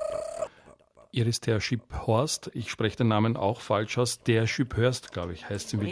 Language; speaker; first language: German; native; German